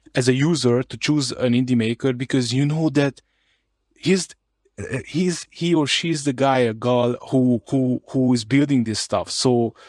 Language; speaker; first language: English; non-native, fluent; Hungarian